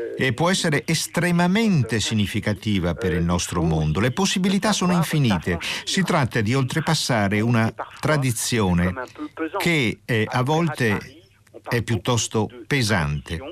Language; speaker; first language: Italian; native; Italian